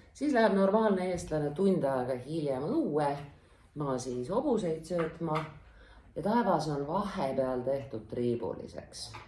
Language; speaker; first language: Estonian; native; Estonian